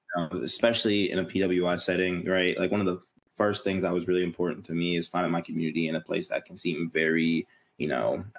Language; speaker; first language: English; native; English